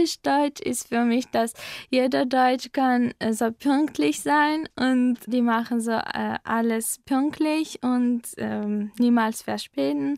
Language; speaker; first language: German; non-native, learner; Armenian